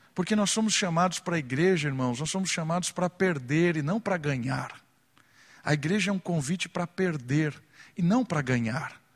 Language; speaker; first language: Portuguese; native; Portuguese